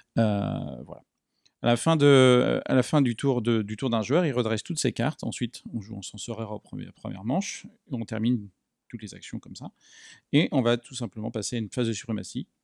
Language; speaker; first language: French; native; French